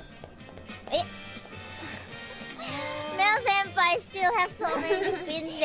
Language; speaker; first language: English; non-native, learner; Indonesian